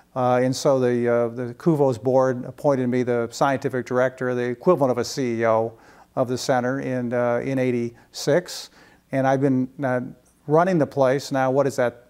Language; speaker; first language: English; native; English